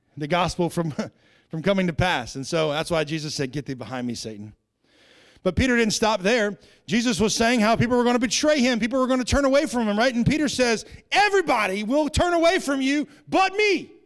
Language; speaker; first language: English; native; English